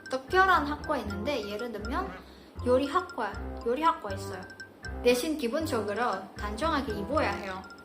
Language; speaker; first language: Korean; non-native, fluent; Indonesian